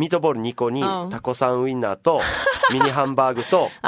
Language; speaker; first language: Japanese; native; Japanese